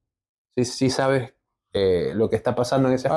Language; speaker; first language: Spanish; native; Spanish